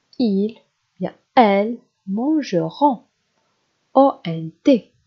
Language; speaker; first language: French; non-native, local second language; Arabic